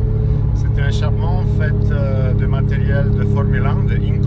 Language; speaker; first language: French; non-native, fluent; Romanian